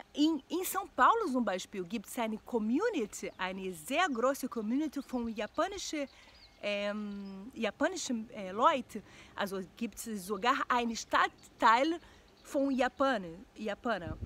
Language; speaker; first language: German; non-native, learner; Portuguese